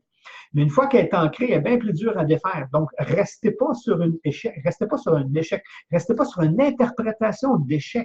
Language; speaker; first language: French; native; French